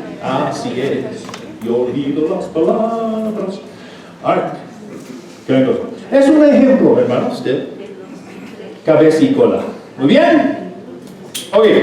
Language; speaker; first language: Spanish; non-native, fluent; English